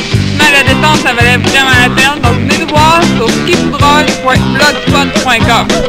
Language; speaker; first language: French; native; French